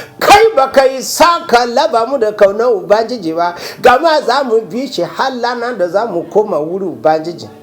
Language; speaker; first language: Hausa; non-native, local second language; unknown